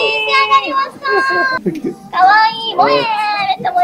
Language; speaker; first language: Japanese; native; Japanese